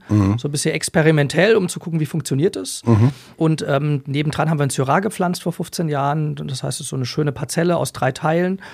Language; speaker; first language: German; native; German